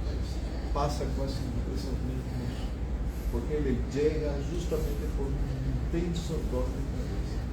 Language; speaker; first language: Portuguese; non-native, fluent; Spanish